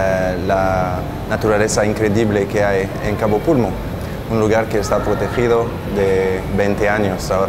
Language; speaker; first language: Spanish; non-native, fluent; French